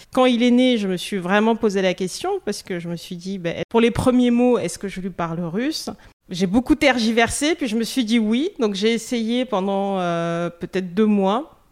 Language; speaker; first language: French; non-native, local second language; Russian